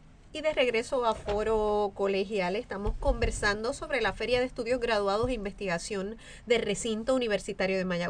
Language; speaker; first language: Spanish; native; Spanish